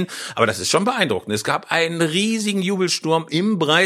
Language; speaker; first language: German; native; German